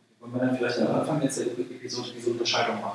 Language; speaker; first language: German; native; German